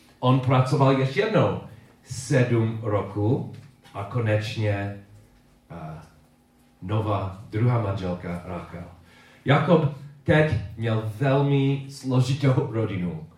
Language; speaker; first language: Czech; non-native, learner; English